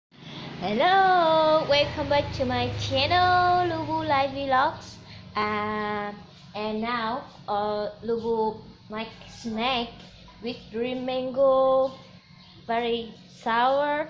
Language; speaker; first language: English; non-native, learner; Vietnamese